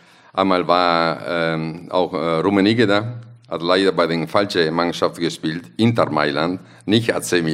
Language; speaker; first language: German; non-native, fluent; Italian